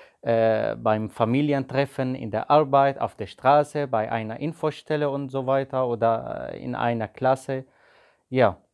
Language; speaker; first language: German; non-native, fluent; Arabic